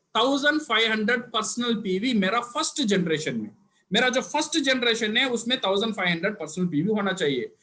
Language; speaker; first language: Hindi; non-native, local second language; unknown